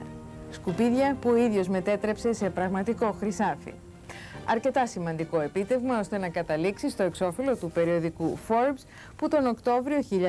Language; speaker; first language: Greek; native; Greek